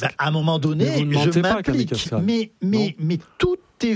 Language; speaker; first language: French; native; French